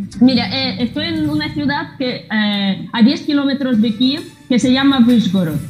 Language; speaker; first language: Spanish; non-native, fluent; Ukrainian